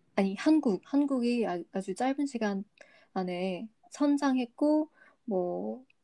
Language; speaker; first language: Korean; non-native, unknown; Vietnamese